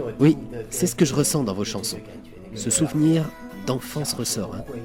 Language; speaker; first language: French; native; French